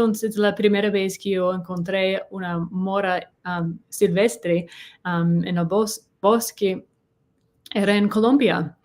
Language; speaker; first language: Spanish; non-native, learner; English